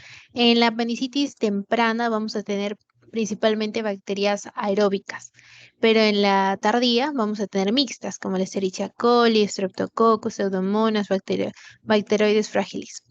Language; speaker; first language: Spanish; native; Spanish